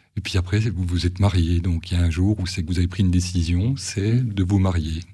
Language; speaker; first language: French; native; French